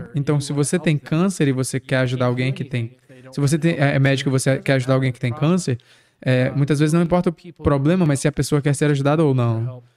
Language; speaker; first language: Portuguese; non-native, fluent; English